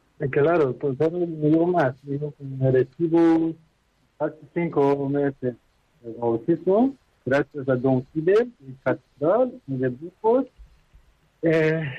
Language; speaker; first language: Spanish; non-native, learner; Persian